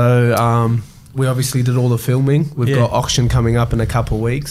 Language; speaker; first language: English; native; English